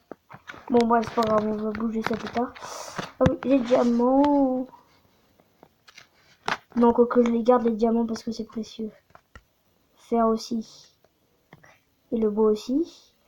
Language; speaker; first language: French; native; French